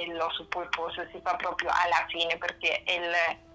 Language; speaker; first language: Italian; non-native, fluent; German